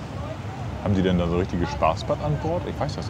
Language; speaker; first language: German; native; German